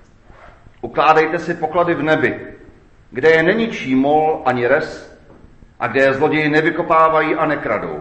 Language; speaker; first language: Czech; native; Czech